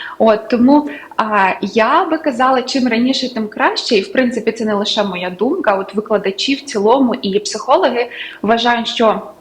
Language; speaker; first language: Ukrainian; native; Ukrainian